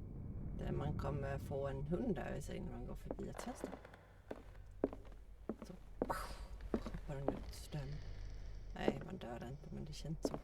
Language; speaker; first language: Swedish; native; Swedish